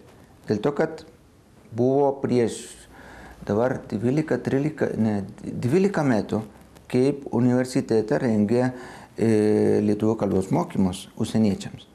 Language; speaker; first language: Lithuanian; non-native, fluent; Spanish